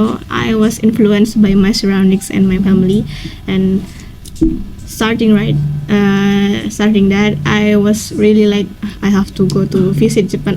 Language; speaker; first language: English; non-native, learner; Indonesian